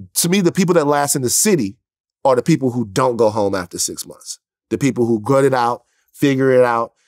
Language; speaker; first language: English; native; English